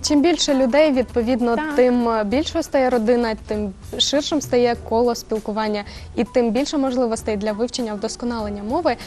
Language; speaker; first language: Ukrainian; native; Ukrainian